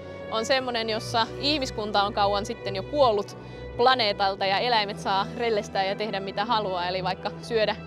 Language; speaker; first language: Finnish; native; Finnish